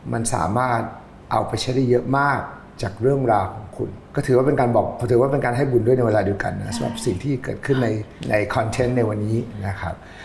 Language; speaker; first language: Thai; native; Thai